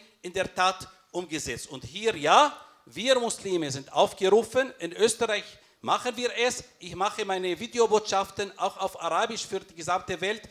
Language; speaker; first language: German; non-native, fluent; Arabic